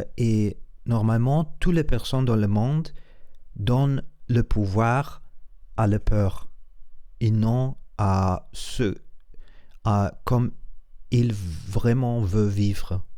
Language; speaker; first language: French; non-native, learner; Spanish